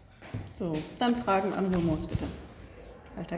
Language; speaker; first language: German; native; German